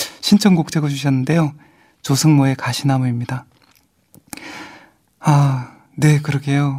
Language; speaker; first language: Korean; native; Korean